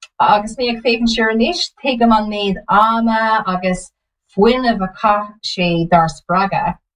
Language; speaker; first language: Irish; non-native, local second language; English